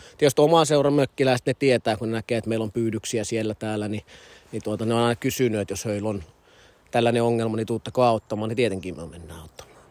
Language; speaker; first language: Finnish; native; Finnish